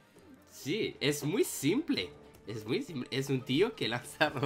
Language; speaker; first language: Spanish; non-native, learner; English